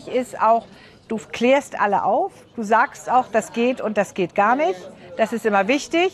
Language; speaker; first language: German; native; German